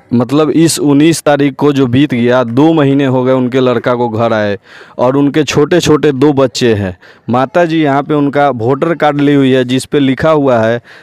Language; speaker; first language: Hindi; native; Hindi